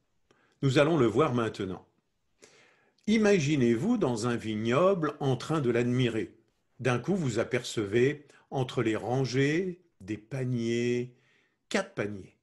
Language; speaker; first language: French; native; French